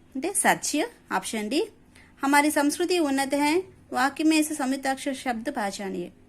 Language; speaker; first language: Hindi; non-native, local second language; Telugu